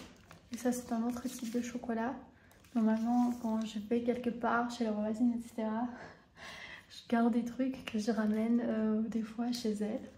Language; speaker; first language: French; non-native, fluent; Armenian